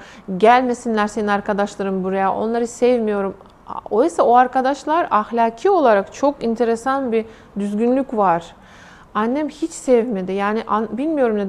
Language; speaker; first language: Turkish; non-native, fluent; Russian